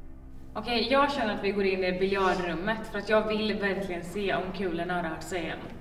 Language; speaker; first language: Swedish; native; Swedish